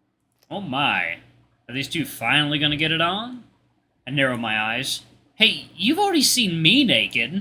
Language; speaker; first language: English; native; English